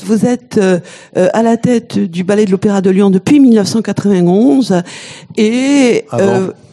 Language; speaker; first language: French; native; French